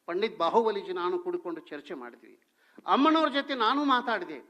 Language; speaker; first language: Kannada; non-native, local second language; Hindi